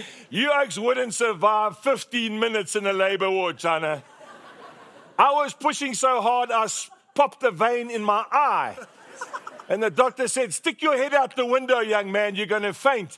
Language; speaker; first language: English; native; English